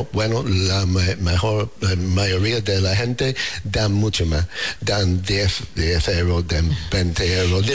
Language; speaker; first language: Spanish; non-native, learner; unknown